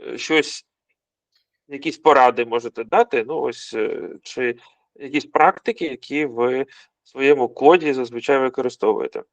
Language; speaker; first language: Ukrainian; non-native, local second language; Russian